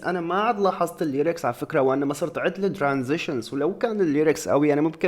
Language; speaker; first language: Arabic; native; Arabic